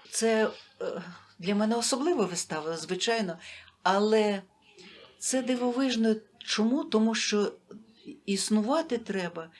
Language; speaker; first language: Ukrainian; native; Ukrainian